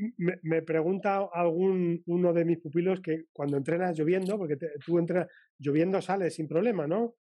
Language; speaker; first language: Spanish; native; Spanish